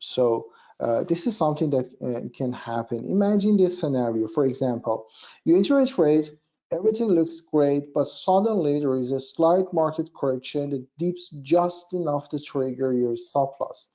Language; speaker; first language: English; non-native, fluent; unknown